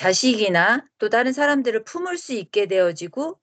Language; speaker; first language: Korean; native; Korean